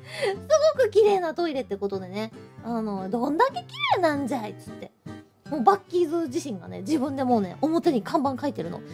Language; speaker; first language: Japanese; early bilingual, heritage; Japanese